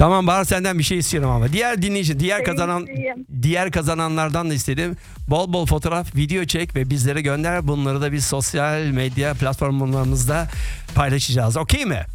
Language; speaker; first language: Turkish; early bilingual, other home language; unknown